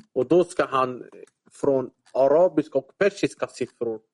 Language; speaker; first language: Swedish; early bilingual, other home language; Arabic